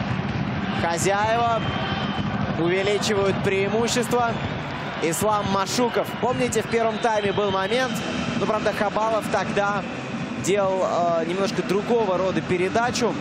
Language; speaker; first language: Russian; native; Russian